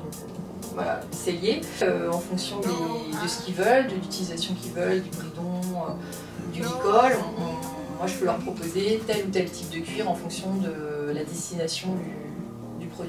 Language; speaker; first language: French; native; French